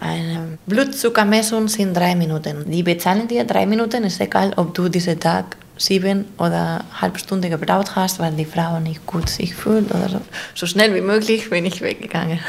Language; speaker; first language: German; non-native, fluent; Spanish